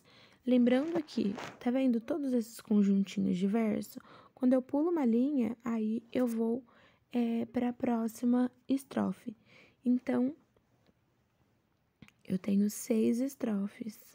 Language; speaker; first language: Portuguese; native; Portuguese